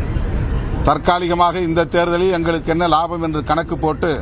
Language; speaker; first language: Tamil; native; Tamil